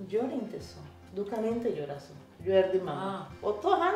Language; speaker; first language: Swedish; non-native, learner; Spanish